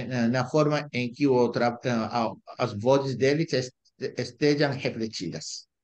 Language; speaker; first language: Portuguese; non-native, fluent; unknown